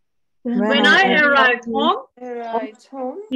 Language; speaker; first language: English; non-native, fluent; Turkish